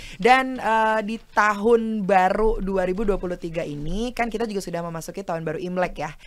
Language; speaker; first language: Indonesian; native; Indonesian